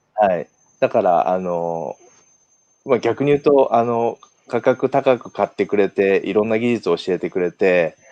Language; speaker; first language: Japanese; native; Japanese